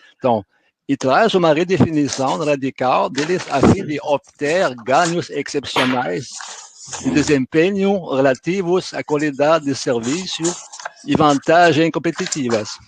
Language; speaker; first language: Portuguese; non-native, fluent; French